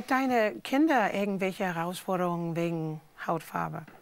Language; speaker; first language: German; non-native, fluent; English